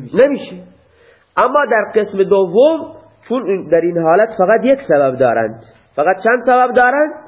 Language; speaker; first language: Persian; non-native, local second language; Baluchi